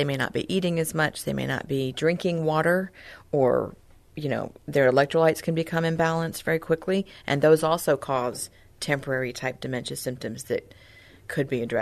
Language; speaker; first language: English; native; English